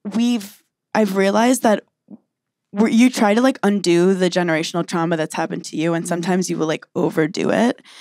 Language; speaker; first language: English; native; English